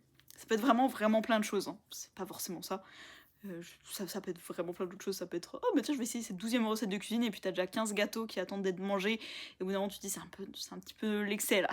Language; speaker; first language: French; native; French